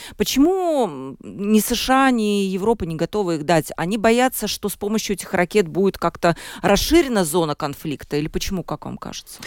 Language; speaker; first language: Russian; native; Russian